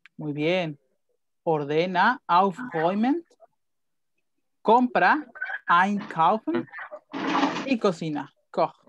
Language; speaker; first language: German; non-native, fluent; Spanish